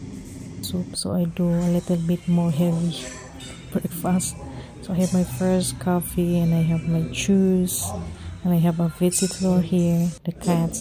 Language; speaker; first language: English; non-native, local second language; Filipino